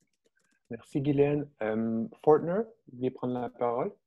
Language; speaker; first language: French; native; French